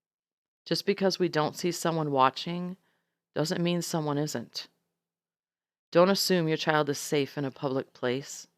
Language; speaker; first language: English; native; English